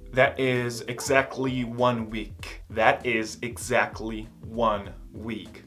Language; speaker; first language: English; non-native, fluent; Portuguese